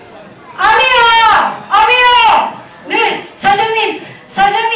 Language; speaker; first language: Korean; non-native, learner; Filipino